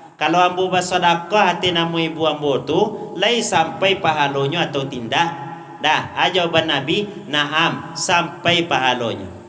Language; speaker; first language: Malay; non-native, local second language; Minangkabau